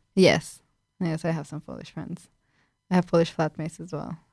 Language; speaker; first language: English; non-native, fluent; Arabic